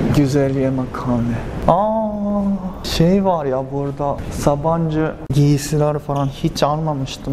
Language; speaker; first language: Turkish; non-native, fluent; Japanese